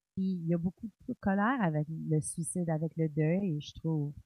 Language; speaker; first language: French; native; French